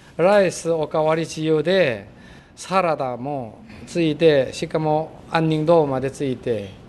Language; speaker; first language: Japanese; non-native, fluent; Chinese